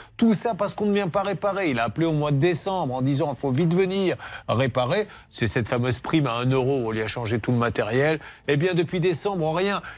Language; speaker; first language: French; native; French